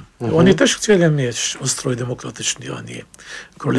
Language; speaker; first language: Polish; non-native, fluent; Arabic